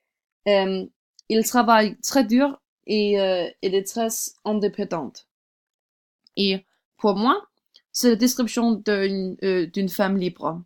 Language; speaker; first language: French; non-native, learner; English